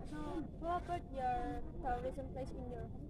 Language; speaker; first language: English; non-native, learner; Indonesian